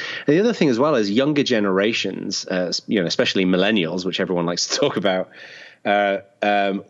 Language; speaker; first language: English; native; English